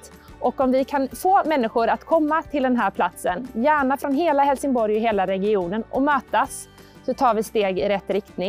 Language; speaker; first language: Swedish; native; Swedish